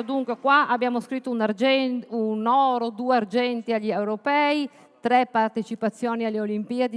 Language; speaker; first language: Italian; native; Italian